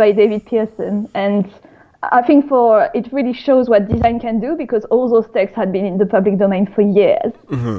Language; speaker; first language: English; non-native, fluent; French